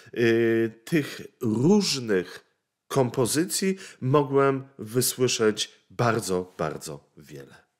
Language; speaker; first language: Polish; native; Polish